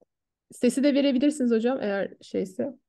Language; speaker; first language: Turkish; native; Turkish